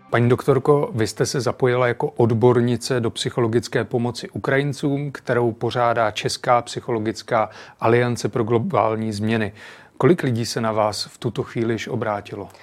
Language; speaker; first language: Czech; native; Czech